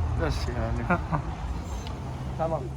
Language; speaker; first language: Turkish; non-native, learner; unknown